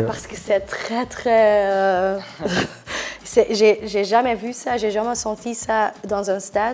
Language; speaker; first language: French; non-native, local second language; Dutch